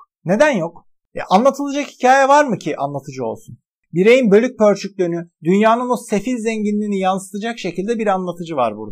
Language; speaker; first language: Turkish; native; Turkish